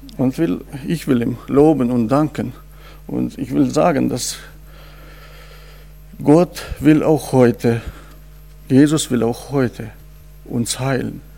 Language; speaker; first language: German; non-native, fluent; Russian